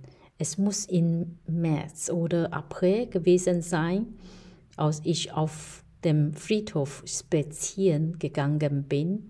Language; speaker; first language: German; non-native, fluent; Chinese